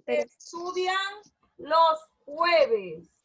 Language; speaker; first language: Spanish; non-native, learner; Portuguese